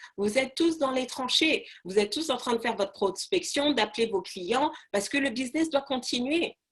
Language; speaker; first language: French; non-native, local second language; Arabic